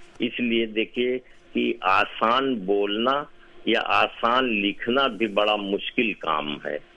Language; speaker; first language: Urdu; native; Urdu